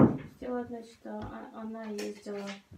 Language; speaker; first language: Russian; native; Russian